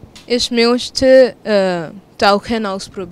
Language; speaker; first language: German; non-native, learner; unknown